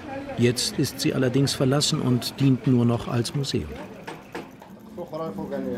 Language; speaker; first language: German; native; German